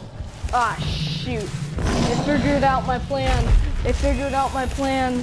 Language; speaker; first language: English; native; English